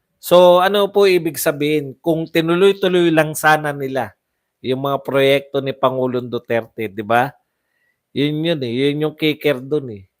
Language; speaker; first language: Filipino; non-native, local second language; Waray